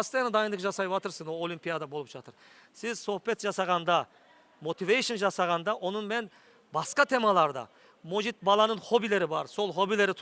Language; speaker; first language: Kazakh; non-native, learner; Turkish